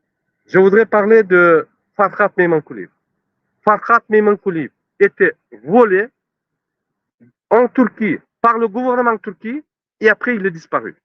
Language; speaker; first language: French; non-native, learner; Turkmen